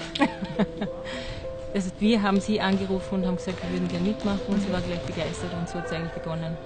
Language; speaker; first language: German; native; German